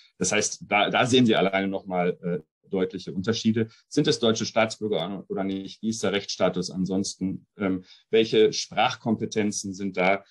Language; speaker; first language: German; early bilingual, other home language; Arabic